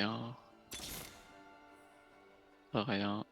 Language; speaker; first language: French; native; French